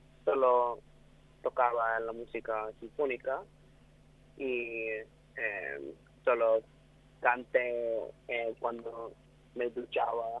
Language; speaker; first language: Spanish; non-native, learner; English